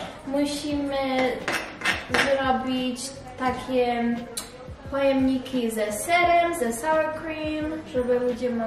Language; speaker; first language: Polish; early bilingual, heritage; English